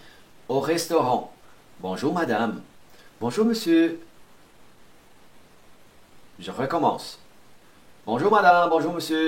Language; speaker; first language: French; non-native, fluent; Portuguese